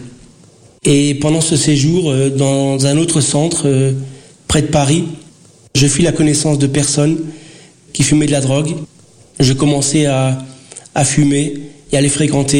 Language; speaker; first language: French; early bilingual, other home language; Portuguese